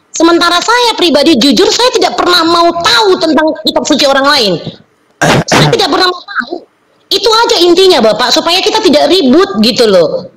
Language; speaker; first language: Indonesian; native; Indonesian